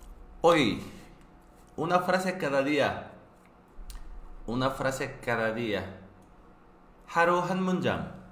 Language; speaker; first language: Spanish; non-native, fluent; Korean